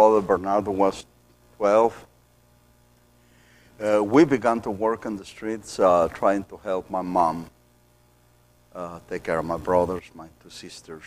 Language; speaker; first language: English; non-native, fluent; Spanish